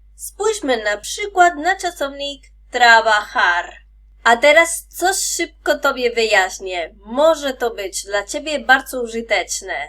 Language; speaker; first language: Polish; non-native, fluent; Spanish